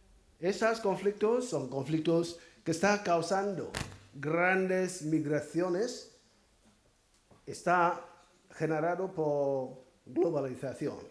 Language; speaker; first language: Spanish; non-native, fluent; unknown